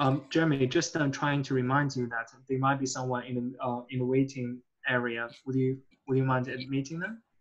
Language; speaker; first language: English; non-native, fluent; Chinese